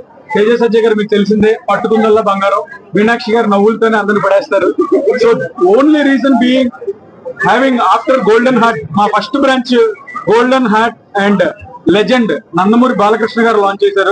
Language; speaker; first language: Telugu; native; Telugu